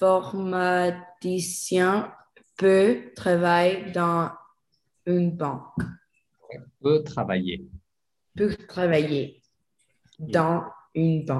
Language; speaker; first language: French; non-native, learner; Spanish